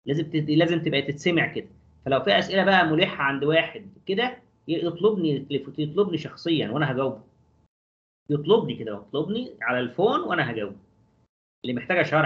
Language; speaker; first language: Arabic; native; Arabic